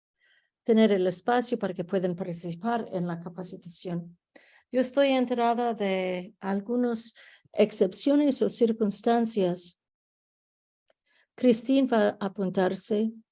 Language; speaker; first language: Spanish; early bilingual, heritage; Spanish